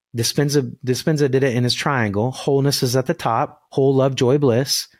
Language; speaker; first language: English; native; English